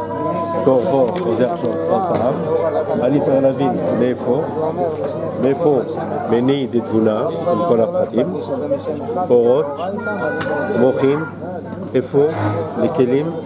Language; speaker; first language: Hebrew; non-native, fluent; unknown